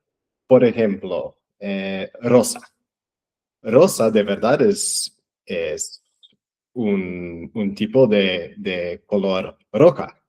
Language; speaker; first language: Spanish; non-native, fluent; English